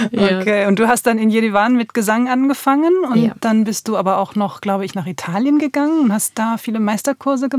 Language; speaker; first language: German; native; German